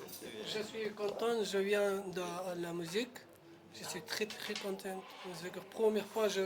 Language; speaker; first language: French; non-native, learner; Pashto